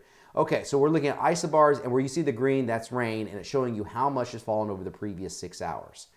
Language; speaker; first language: English; native; English